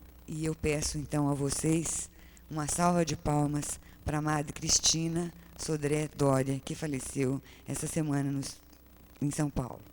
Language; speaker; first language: Portuguese; native; Portuguese